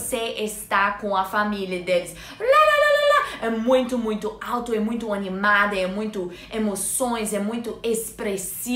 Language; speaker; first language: Portuguese; non-native, learner; English